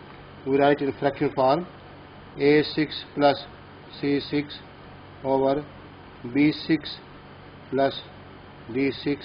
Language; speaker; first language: English; non-native, local second language; Urdu